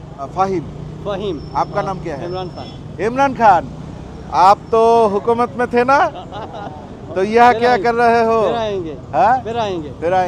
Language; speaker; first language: Hindi; non-native, learner; Bangla